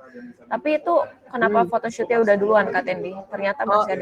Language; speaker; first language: Indonesian; native; Indonesian